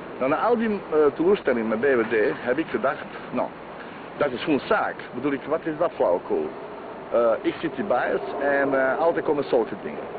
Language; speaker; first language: Dutch; non-native, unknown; Croatian